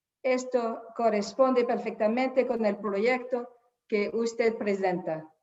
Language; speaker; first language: Spanish; non-native, fluent; French